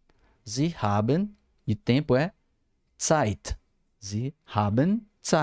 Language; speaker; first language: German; non-native, fluent; Portuguese